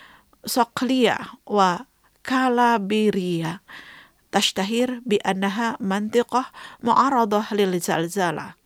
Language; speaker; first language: Arabic; non-native, fluent; Indonesian